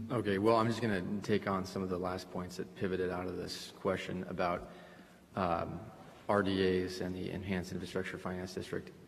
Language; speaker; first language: English; early bilingual, other home language; Spanish